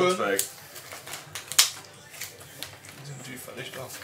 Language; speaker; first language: German; native; German